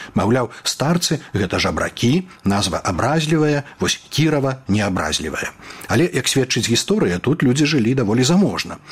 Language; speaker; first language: Belarusian; native; Belarusian